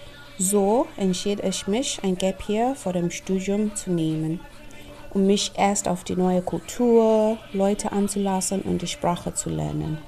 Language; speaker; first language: German; non-native, fluent; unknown